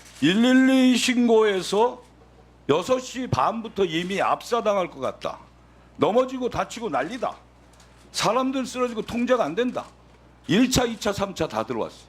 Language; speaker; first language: Korean; native; Korean